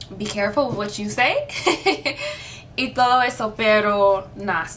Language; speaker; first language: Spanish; non-native, fluent; English